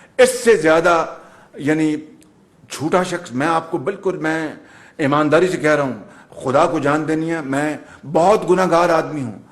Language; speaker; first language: Urdu; non-native, local second language; Punjabi